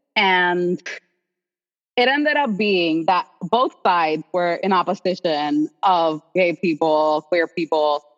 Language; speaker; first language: English; non-native, local second language; Spanish